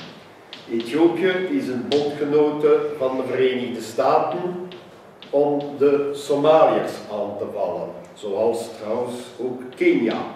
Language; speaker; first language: Dutch; non-native, local second language; French